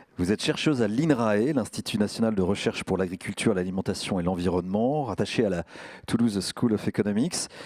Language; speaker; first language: French; native; French